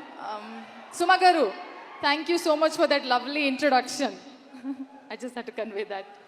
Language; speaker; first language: Telugu; non-native, local second language; Kannada